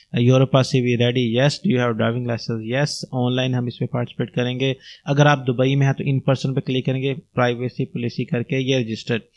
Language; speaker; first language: Hindi; non-native, local second language; Punjabi